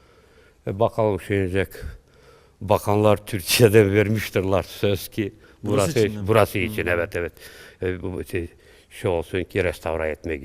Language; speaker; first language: Turkish; early bilingual, heritage; Turkish